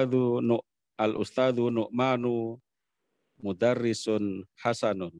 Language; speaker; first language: Arabic; non-native, learner; Indonesian